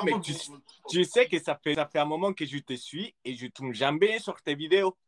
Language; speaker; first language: French; early bilingual, other home language; Spanish